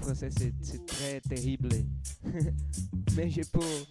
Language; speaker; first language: French; non-native, learner; English